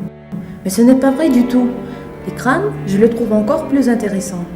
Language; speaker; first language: French; non-native, learner; Russian